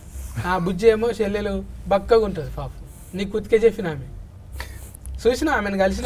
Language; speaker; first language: Telugu; native; Telugu